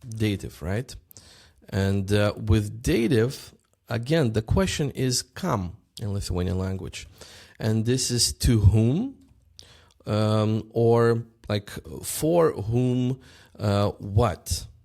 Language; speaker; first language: English; non-native, fluent; Lithuanian